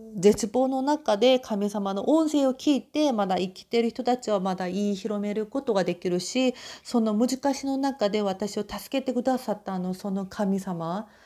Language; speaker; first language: Japanese; non-native, fluent; Korean